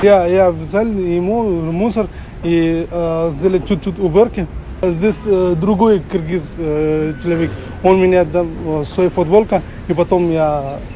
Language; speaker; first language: Russian; non-native, local second language; Kyrgyz